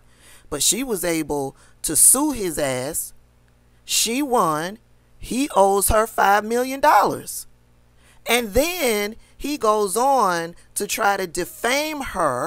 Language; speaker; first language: English; native; English